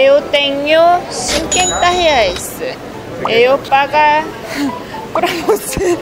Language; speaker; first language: Portuguese; non-native, learner; Korean